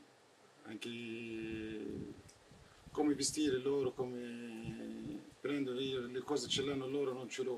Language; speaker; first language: Italian; non-native, learner; Arabic